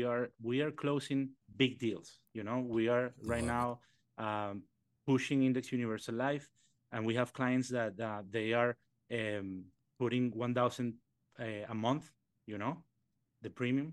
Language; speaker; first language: English; non-native, fluent; Spanish